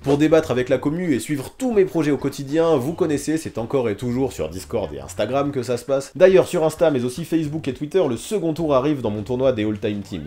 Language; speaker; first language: French; native; French